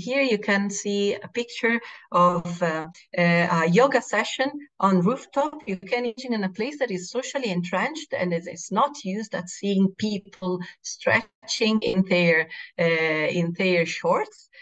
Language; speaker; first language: English; non-native, fluent; Italian